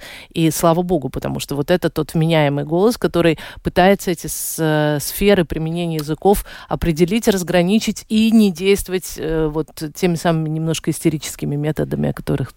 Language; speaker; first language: Russian; native; Russian